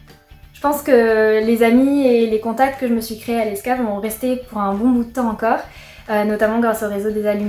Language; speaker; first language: French; native; French